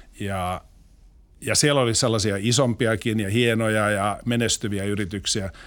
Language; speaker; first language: Finnish; non-native, local second language; Swedish